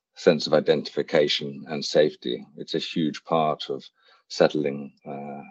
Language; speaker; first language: English; native; English